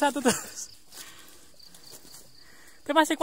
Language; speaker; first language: Indonesian; native; Indonesian